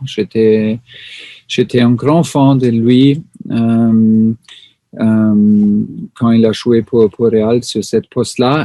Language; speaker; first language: French; non-native, learner; German